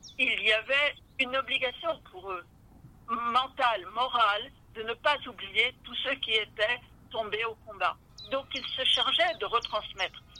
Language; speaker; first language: French; early bilingual, other home language; Russian